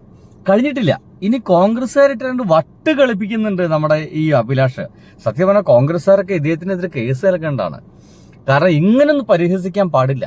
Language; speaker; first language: Malayalam; native; Malayalam